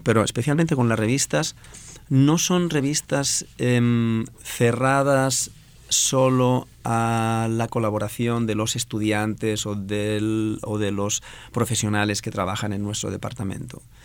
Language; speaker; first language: Spanish; non-native, local second language; Catalan